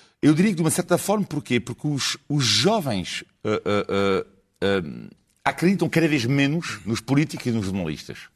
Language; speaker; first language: Portuguese; non-native, fluent; French